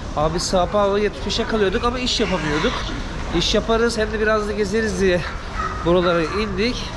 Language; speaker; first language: Turkish; native; Turkish